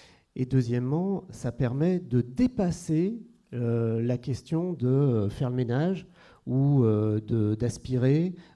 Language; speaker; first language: French; native; French